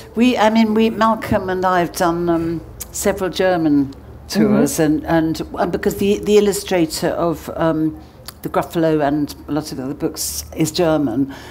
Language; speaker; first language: English; native; English